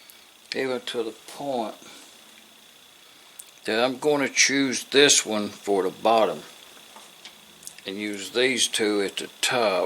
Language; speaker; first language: English; native; English